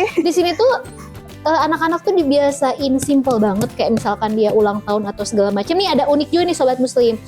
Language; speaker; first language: Indonesian; native; Indonesian